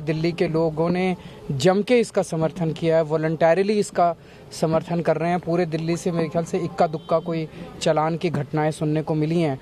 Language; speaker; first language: Hindi; native; Hindi